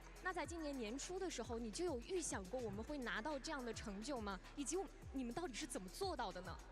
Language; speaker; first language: Chinese; native; Chinese